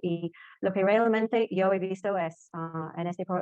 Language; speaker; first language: Spanish; non-native, fluent; English